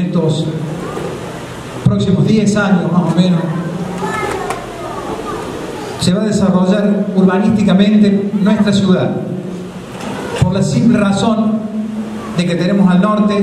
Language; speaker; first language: Spanish; native; Spanish